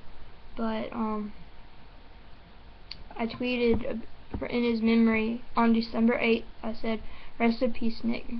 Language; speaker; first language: English; native; English